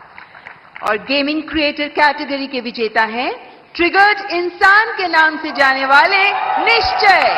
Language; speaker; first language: Hindi; native; Hindi